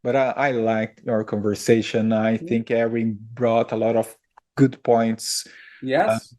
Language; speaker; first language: English; non-native, fluent; Portuguese